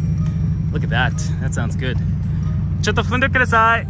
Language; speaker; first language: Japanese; non-native, fluent; English